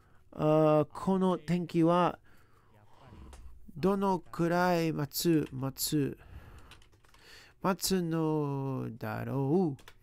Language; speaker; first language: Japanese; non-native, learner; English